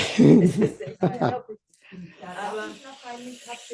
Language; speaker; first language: German; native; German